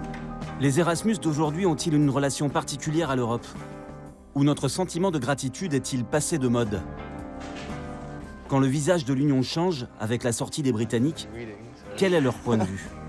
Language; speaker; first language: French; native; French